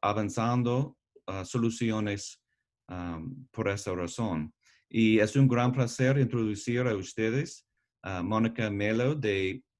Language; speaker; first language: Spanish; non-native, learner; English